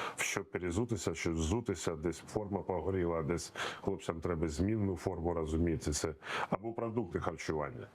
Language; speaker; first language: Ukrainian; non-native, local second language; Russian